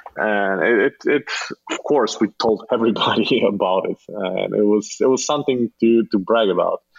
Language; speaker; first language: English; non-native, fluent; Slovenian